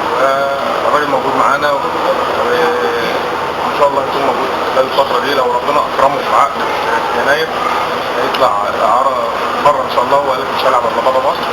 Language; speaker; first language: Arabic; native; Arabic